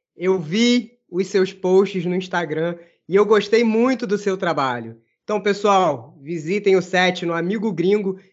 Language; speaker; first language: Portuguese; native; Portuguese